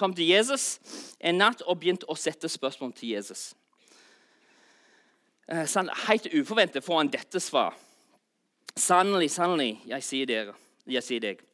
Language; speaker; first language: Norwegian; non-native, fluent; English